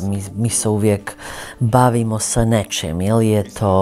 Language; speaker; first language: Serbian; early bilingual, other home language; Croatian